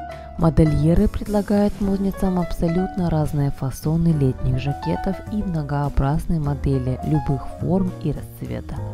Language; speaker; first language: Russian; native; Russian